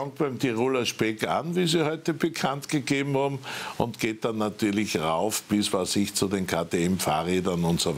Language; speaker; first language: German; native; German